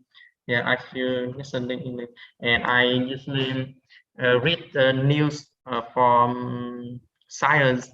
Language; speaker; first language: English; non-native, learner; Vietnamese